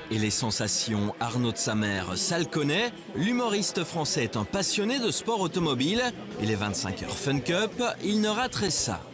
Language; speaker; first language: French; native; French